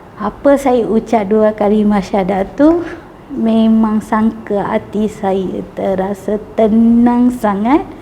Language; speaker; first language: Malay; non-native, local second language; Tamil